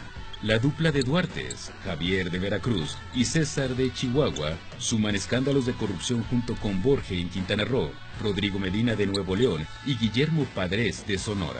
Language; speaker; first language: Spanish; native; Spanish